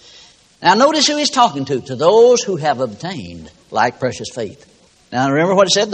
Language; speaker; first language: English; native; English